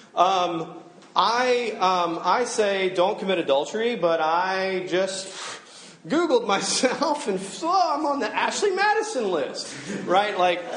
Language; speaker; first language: English; native; English